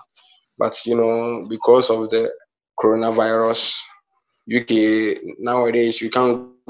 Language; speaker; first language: English; non-native, local second language; Akan